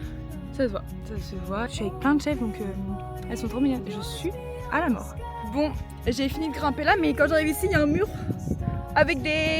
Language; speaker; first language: French; native; French